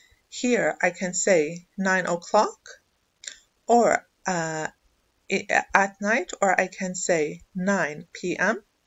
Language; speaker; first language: English; non-native, fluent; Arabic